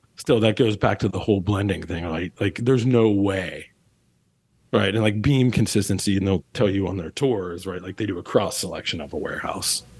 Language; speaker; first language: English; native; English